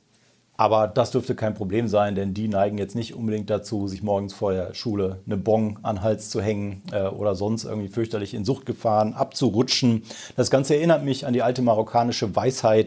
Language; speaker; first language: German; native; German